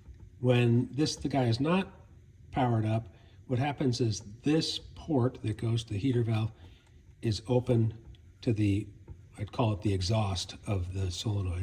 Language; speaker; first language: English; native; English